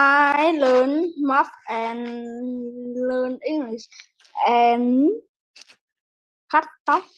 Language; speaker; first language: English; non-native, learner; Vietnamese